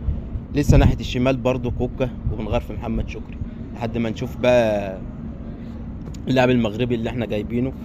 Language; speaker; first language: Arabic; native; Arabic